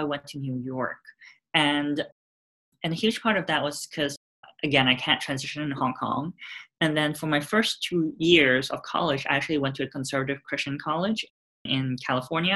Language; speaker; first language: English; non-native, local second language; Cantonese